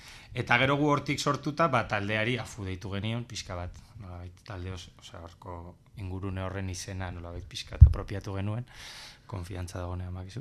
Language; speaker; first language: Basque; non-native, local second language; Spanish